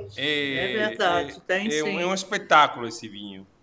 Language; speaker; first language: Portuguese; non-native, fluent; Italian